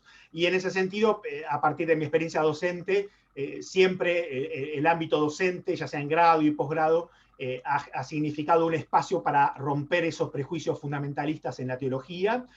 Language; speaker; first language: Spanish; native; Spanish